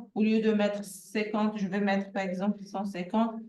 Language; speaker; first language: French; non-native, local second language; Arabic